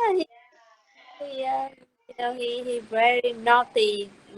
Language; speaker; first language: English; non-native, learner; Vietnamese